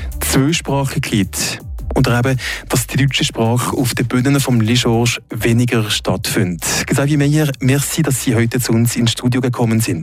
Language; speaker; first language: German; native; German